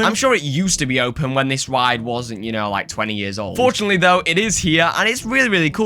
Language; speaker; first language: English; native; English